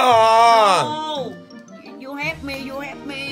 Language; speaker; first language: English; non-native, learner; Vietnamese